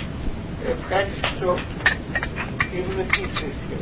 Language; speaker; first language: Greek; non-native, fluent; Russian